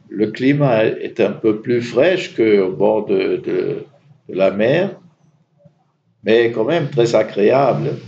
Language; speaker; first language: French; non-native, fluent; German